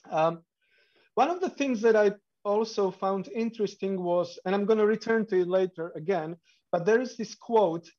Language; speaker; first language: English; non-native, fluent; Slovak